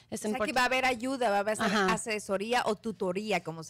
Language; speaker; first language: Spanish; native; Spanish